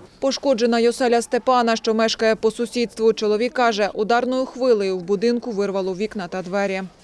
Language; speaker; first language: Ukrainian; native; Ukrainian